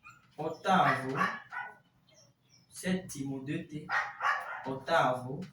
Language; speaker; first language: Italian; non-native, fluent; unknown